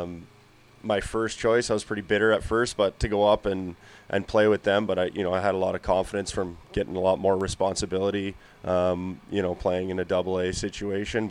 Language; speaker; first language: English; native; English